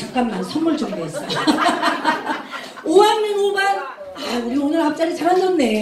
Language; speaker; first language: Korean; native; Korean